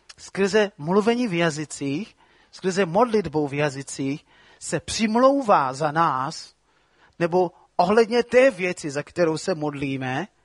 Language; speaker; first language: Czech; non-native, fluent; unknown